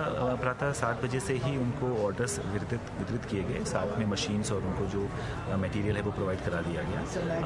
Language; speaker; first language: Hindi; native; Hindi